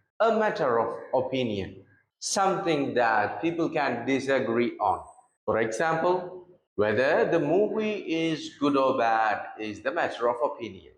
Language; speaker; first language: English; non-native, local second language; Tamil